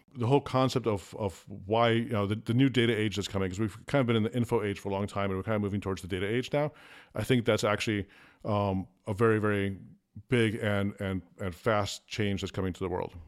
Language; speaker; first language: English; early bilingual, other home language; Afrikaans